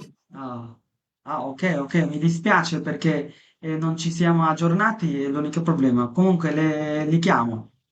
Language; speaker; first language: Italian; non-native, fluent; Bangla